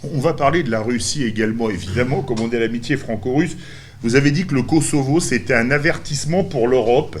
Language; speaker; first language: French; native; French